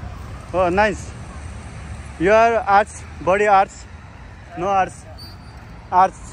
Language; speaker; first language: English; non-native, learner; Nepali